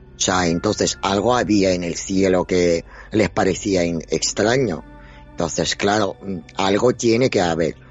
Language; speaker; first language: Spanish; non-native, fluent; Russian